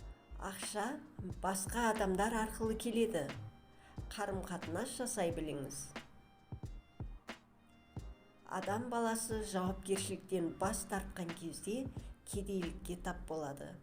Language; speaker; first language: Kazakh; native; Kazakh